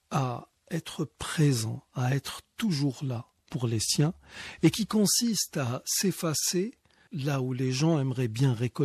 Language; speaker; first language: French; non-native, local second language; Arabic